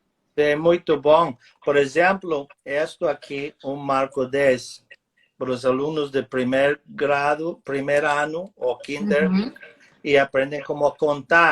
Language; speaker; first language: Portuguese; non-native, fluent; English